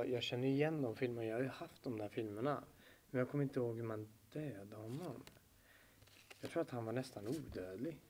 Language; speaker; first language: Swedish; native; Swedish